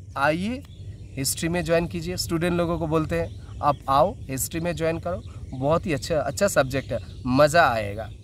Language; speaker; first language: Hindi; non-native, local second language; Bangla